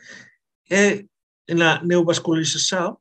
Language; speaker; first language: Spanish; native; Spanish